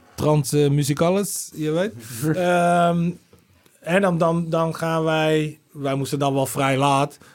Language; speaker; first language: Dutch; native; Dutch